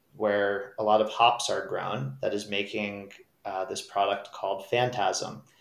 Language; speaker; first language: English; native; English